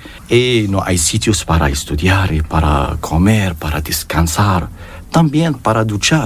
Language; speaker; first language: Spanish; non-native, learner; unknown